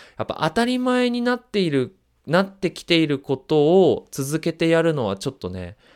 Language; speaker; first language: Japanese; native; Japanese